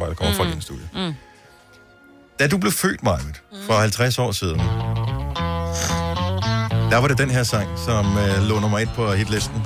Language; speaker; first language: Danish; native; Danish